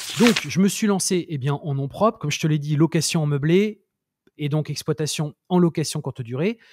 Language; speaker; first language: French; native; French